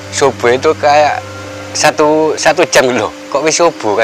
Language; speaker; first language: Indonesian; native; Indonesian